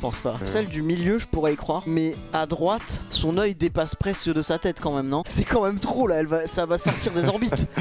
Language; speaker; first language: French; native; French